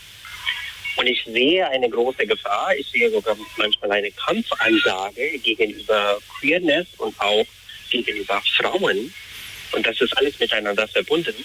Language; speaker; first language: German; non-native, fluent; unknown